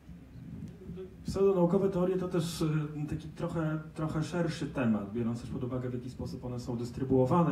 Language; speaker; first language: Polish; native; Polish